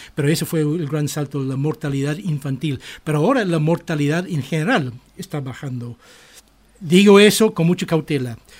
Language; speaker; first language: Spanish; non-native, fluent; English